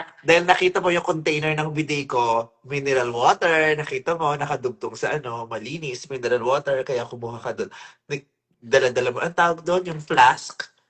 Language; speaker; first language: Filipino; native; Filipino